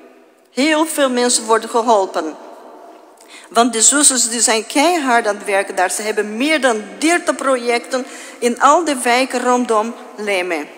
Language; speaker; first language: Dutch; non-native, fluent; Portuguese